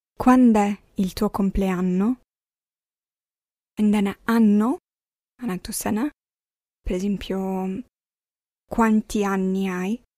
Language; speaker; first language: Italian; non-native, fluent; Arabic